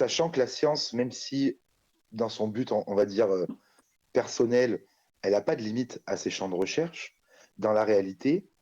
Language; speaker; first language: French; native; French